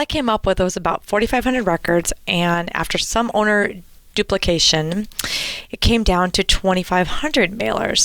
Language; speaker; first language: English; native; English